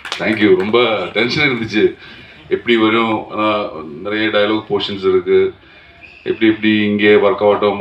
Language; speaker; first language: Tamil; non-native, learner; Malayalam